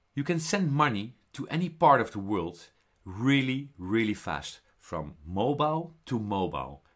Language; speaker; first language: English; non-native, fluent; Dutch